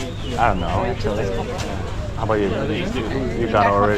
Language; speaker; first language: English; non-native, learner; Korean